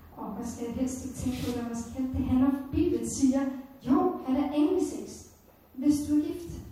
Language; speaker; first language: Danish; native; Danish